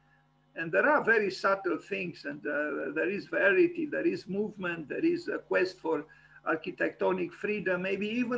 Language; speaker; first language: English; non-native, fluent; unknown